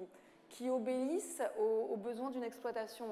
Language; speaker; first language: French; native; French